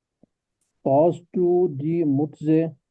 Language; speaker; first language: German; non-native, learner; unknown